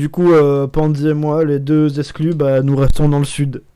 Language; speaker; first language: French; native; French